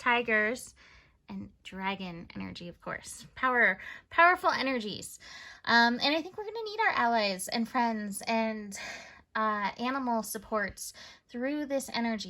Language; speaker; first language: English; native; English